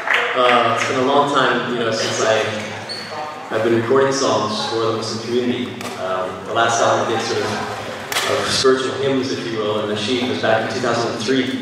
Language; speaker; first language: English; native; English